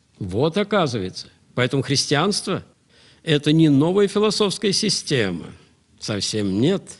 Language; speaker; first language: Russian; native; Russian